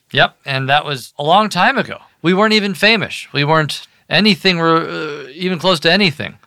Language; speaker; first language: English; native; English